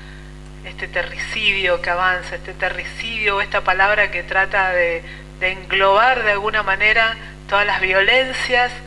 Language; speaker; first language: Spanish; native; Spanish